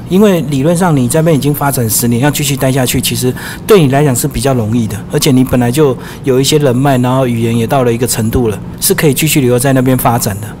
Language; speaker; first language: Chinese; native; Chinese